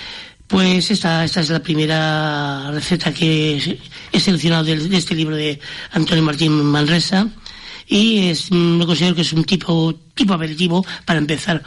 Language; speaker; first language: Spanish; native; Spanish